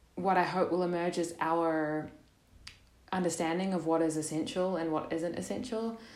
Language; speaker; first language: English; native; English